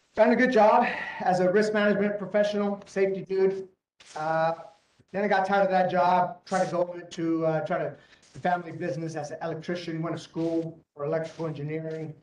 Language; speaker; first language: English; native; English